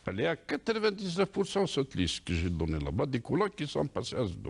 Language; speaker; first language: French; non-native, local second language; Kabyle